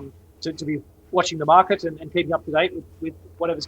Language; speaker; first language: English; native; English